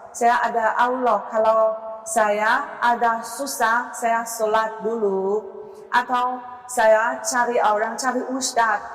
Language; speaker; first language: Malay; non-native, learner; Chinese